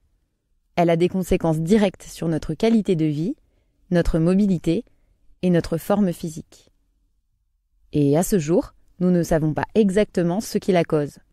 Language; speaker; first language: French; native; French